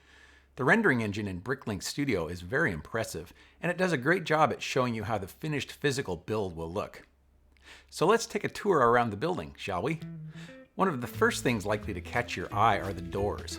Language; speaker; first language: English; native; English